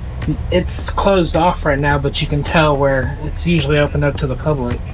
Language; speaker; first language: English; native; English